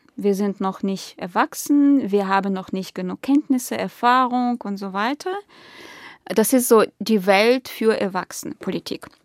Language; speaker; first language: German; non-native, fluent; Russian